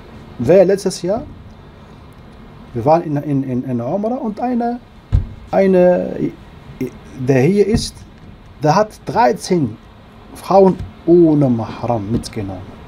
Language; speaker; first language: German; non-native, learner; Arabic